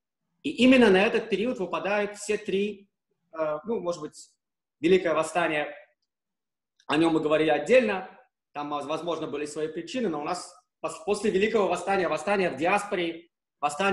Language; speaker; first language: Russian; native; Russian